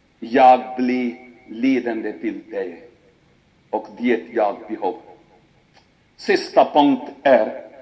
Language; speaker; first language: Swedish; non-native, fluent; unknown